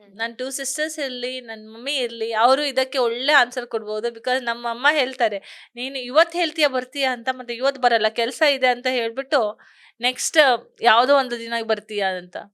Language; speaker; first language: Kannada; non-native, local second language; Konkani